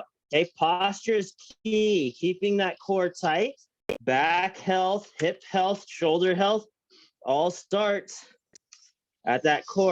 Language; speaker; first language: English; native; English